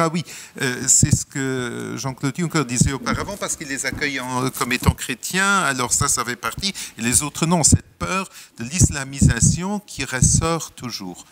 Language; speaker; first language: French; non-native, local second language; Luxembourgish